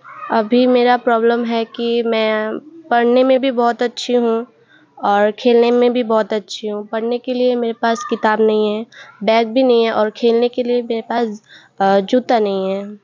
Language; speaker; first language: Hindi; non-native, local second language; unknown